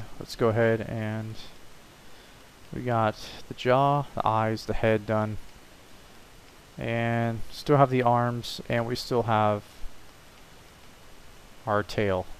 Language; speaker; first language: English; native; English